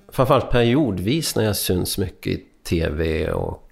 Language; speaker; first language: Swedish; early bilingual, other home language; Hungarian